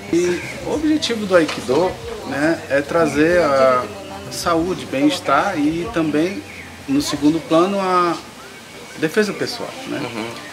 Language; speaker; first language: Portuguese; native; Portuguese